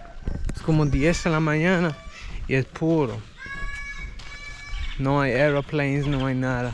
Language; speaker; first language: Spanish; non-native, learner; English